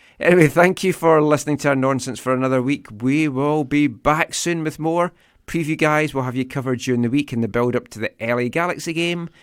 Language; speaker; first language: English; native; English